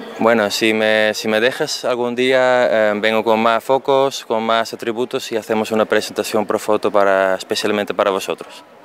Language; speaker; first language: Spanish; non-native, fluent; Dutch